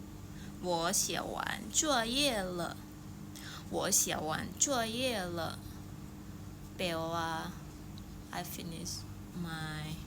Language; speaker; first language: Chinese; non-native, learner; Thai